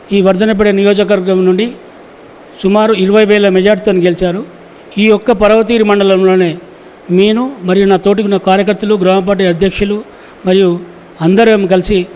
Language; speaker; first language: Telugu; native; Telugu